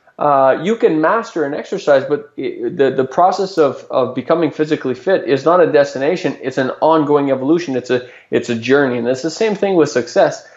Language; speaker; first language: English; native; English